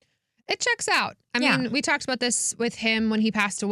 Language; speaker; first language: English; native; English